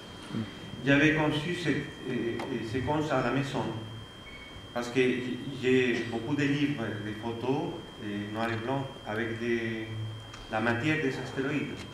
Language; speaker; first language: French; non-native, fluent; Spanish